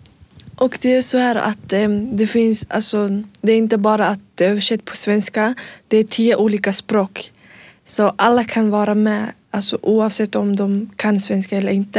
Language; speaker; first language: Swedish; early bilingual, other home language; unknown